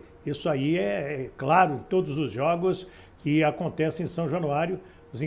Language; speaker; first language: Portuguese; native; Portuguese